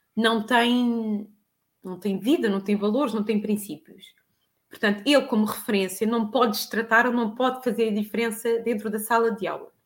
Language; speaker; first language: Portuguese; native; Portuguese